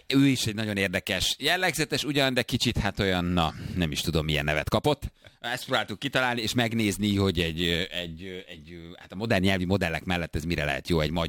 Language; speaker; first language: Hungarian; native; Hungarian